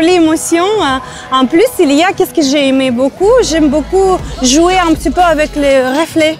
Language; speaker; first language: French; non-native, learner; Russian